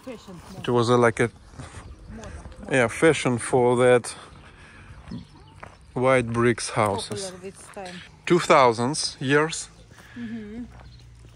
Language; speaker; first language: English; non-native, learner; Russian